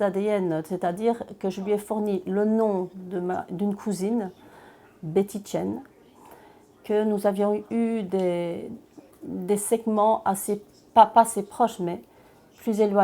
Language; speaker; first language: French; early bilingual, other home language; Chinese